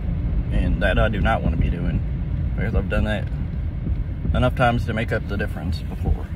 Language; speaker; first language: English; native; English